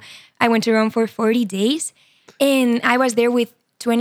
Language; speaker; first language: English; non-native, fluent; Spanish